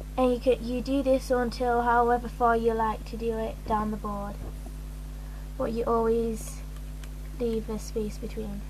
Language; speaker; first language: English; native; English